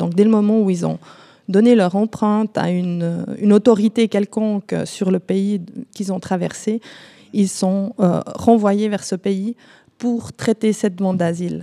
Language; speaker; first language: French; native; French